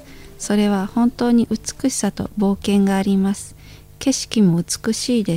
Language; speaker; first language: Japanese; non-native, fluent; Indonesian